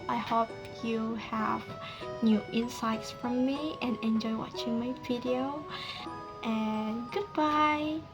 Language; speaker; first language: English; non-native, learner; Indonesian